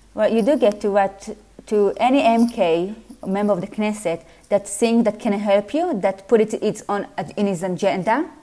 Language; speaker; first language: English; non-native, fluent; Hebrew